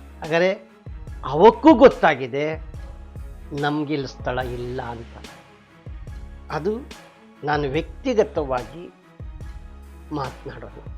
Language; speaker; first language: Kannada; native; Kannada